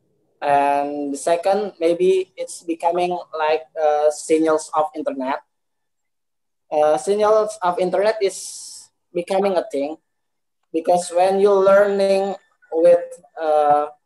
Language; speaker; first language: English; non-native, learner; Indonesian